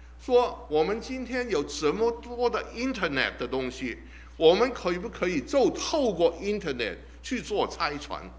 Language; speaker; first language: Chinese; non-native, local second language; Cantonese